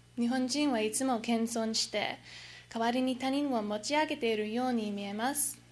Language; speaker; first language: Japanese; non-native, learner; English